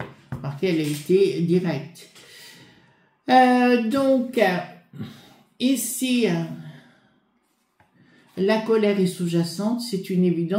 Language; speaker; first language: French; native; French